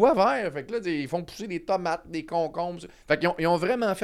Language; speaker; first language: French; native; French